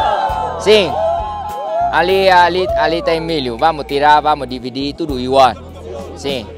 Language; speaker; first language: Portuguese; non-native, learner; Vietnamese